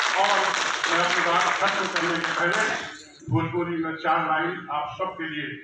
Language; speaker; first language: Hindi; non-native, local second language; Bhojpuri